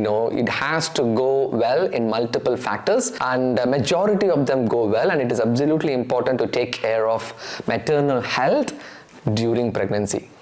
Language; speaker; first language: English; non-native, local second language; Tamil